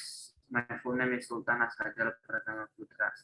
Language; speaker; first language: English; non-native, learner; Indonesian